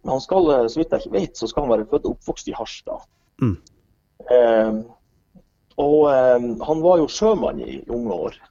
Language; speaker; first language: Norwegian; native; Norwegian